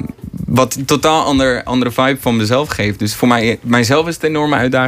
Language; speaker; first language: Dutch; native; Dutch